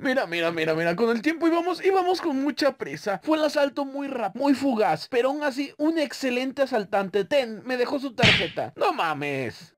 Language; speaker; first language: Spanish; native; Spanish